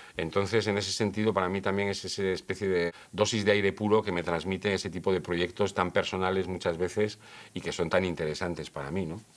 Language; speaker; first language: Spanish; native; Spanish